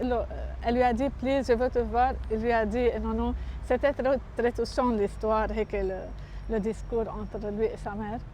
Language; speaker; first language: French; non-native, local second language; Arabic